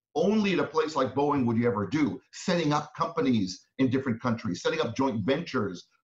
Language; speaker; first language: English; non-native, fluent; Hebrew